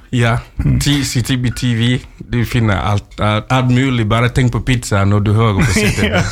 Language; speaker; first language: Norwegian; non-native, fluent; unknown